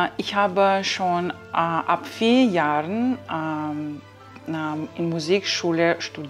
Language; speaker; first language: German; non-native, fluent; Kazakh